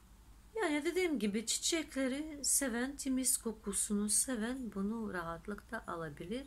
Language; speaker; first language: Turkish; non-native, fluent; Russian